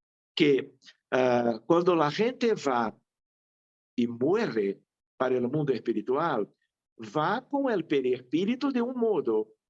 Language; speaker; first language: Spanish; non-native, fluent; Portuguese